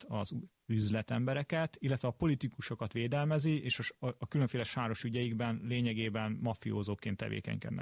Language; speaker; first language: Hungarian; native; Hungarian